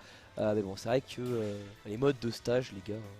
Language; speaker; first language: French; native; French